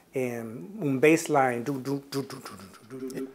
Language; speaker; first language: Spanish; non-native, fluent; English